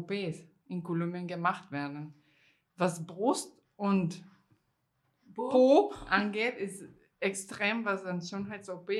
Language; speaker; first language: German; non-native, fluent; Spanish